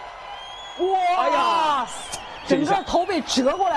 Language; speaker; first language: Chinese; native; Chinese